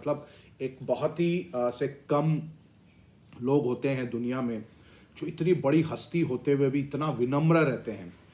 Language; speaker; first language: Hindi; non-native, local second language; Tamil